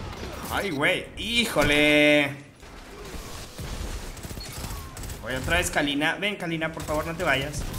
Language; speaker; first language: Spanish; native; Spanish